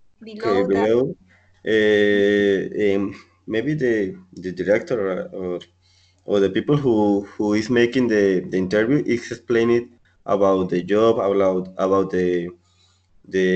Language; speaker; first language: English; non-native, learner; Spanish